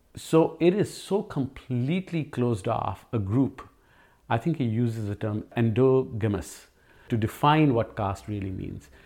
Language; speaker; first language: English; non-native, local second language; Hindi